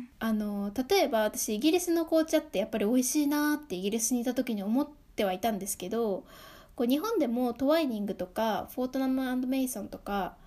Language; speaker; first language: Japanese; native; Japanese